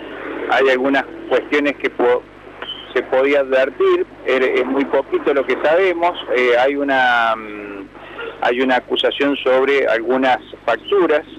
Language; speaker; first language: Spanish; native; Spanish